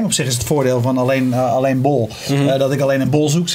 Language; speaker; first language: Dutch; native; Dutch